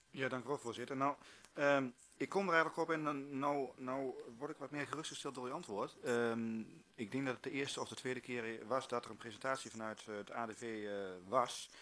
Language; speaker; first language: Dutch; native; Dutch